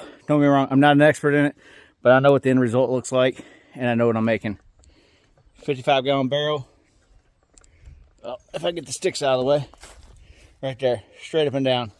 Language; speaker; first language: English; native; English